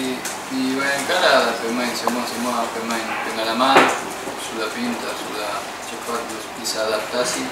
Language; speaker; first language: Indonesian; non-native, fluent; Spanish